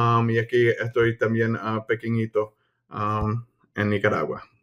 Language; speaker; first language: Spanish; early bilingual, heritage; Spanish